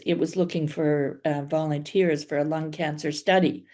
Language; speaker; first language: English; native; English